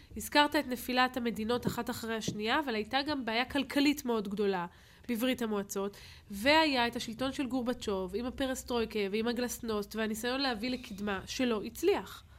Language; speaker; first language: Hebrew; native; Hebrew